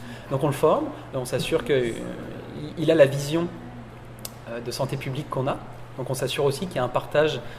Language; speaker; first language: French; native; French